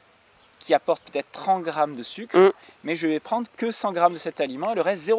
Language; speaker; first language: French; native; French